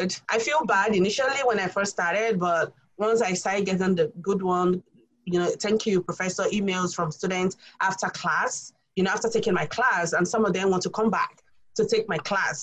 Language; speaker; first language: English; non-native, local second language; Yoruba